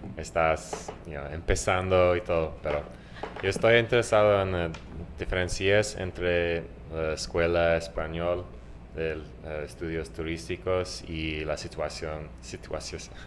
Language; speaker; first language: Spanish; non-native, fluent; English